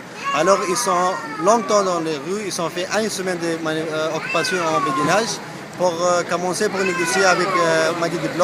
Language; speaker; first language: French; non-native, learner; Persian